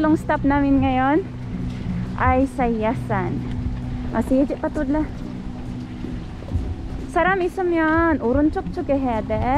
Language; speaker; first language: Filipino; non-native, local second language; Hiligaynon